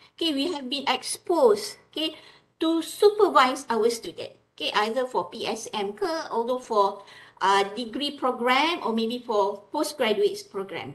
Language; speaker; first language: English; non-native, local second language; Malay